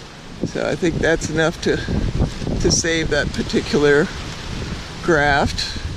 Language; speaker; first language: English; native; English